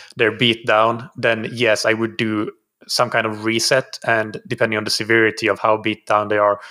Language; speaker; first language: English; non-native, fluent; Finnish